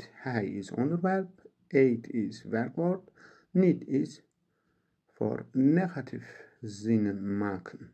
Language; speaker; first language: Dutch; non-native, learner; Turkish